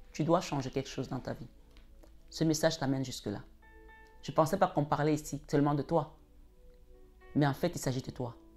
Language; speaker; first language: French; native; French